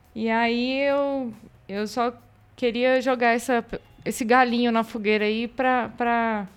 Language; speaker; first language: Portuguese; native; Portuguese